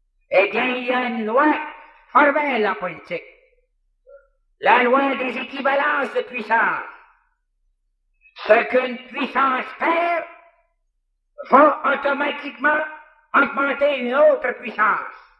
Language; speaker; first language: French; native; French